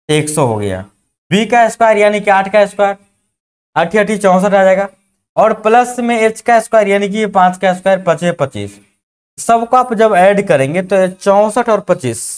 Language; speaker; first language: Hindi; native; Hindi